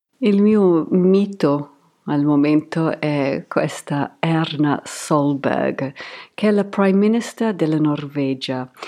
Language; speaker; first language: Italian; non-native, fluent; English